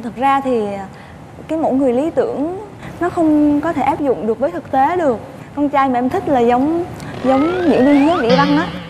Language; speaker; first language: Vietnamese; native; Vietnamese